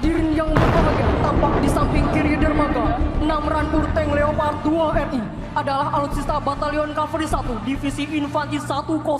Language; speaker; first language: Indonesian; native; Indonesian